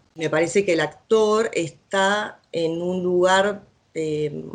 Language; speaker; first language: Spanish; native; Spanish